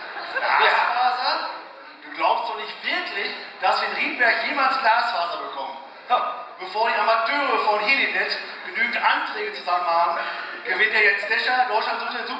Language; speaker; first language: German; native; German